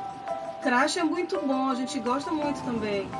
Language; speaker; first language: Portuguese; native; Portuguese